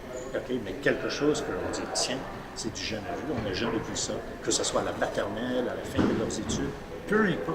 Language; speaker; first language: French; native; French